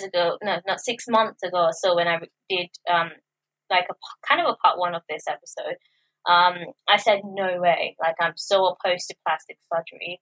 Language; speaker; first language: English; non-native, local second language; Yoruba